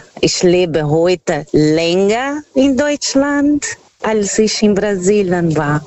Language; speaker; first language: German; non-native, fluent; Portuguese